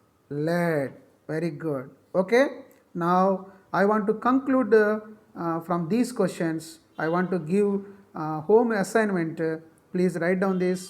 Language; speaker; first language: English; non-native, local second language; Telugu